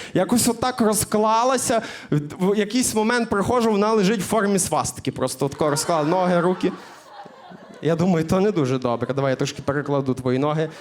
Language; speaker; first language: Ukrainian; native; Ukrainian